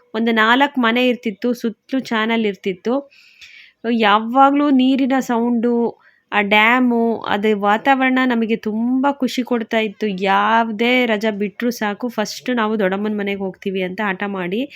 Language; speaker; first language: Kannada; non-native, local second language; Lambadi